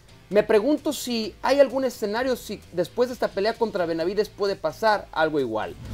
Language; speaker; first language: Spanish; native; Spanish